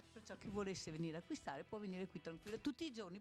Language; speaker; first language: Italian; native; Italian